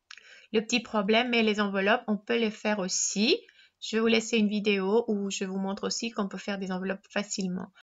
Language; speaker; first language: French; non-native, fluent; Spanish